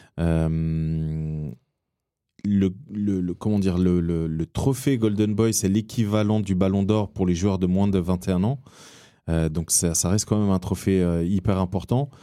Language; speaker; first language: French; early bilingual, other home language; Portuguese